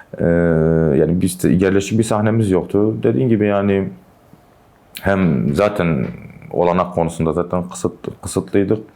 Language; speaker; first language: Turkish; non-native, local second language; Kurdish